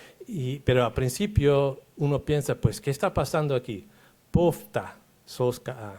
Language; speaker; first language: Spanish; non-native, fluent; English